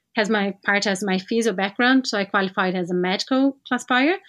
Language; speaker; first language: English; non-native, fluent; Portuguese